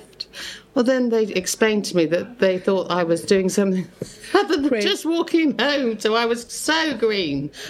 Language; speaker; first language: English; native; English